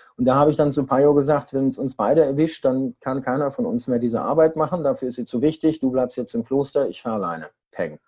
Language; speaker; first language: German; native; German